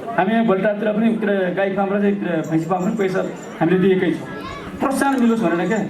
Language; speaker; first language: Nepali; non-native, local second language; Gurung